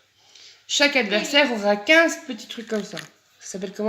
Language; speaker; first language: French; native; French